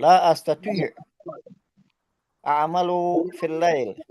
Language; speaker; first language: Arabic; non-native, learner; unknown